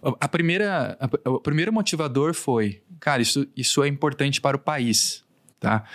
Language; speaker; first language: Portuguese; native; Portuguese